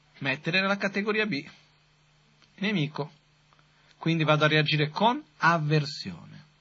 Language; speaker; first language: Italian; non-native, fluent; Portuguese